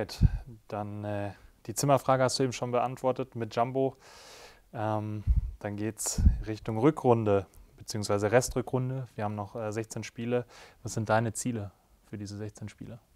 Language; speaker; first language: German; native; German